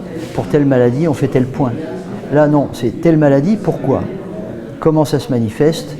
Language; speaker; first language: French; native; French